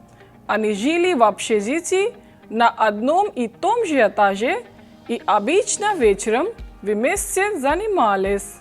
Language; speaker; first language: Russian; non-native, fluent; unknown